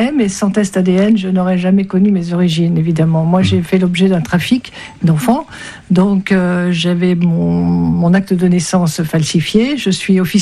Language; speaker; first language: French; native; French